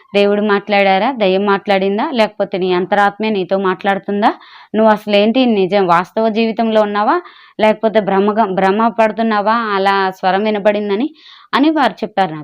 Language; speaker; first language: Telugu; non-native, local second language; Urdu